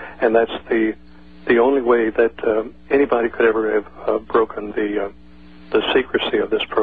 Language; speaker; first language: English; native; English